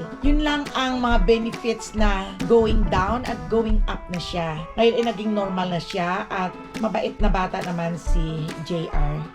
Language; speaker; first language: Filipino; non-native, local second language; Aklanon